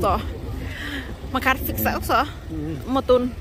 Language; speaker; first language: Swedish; non-native, learner; Thai